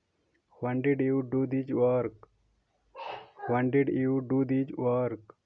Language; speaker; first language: English; non-native, local second language; Odia